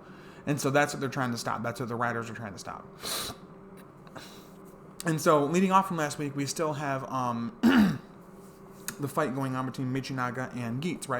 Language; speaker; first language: English; native; English